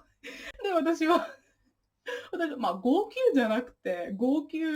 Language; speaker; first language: Japanese; non-native, fluent; English